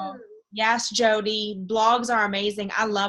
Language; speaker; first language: English; native; English